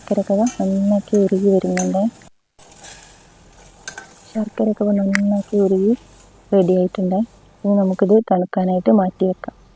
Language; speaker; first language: Malayalam; native; Malayalam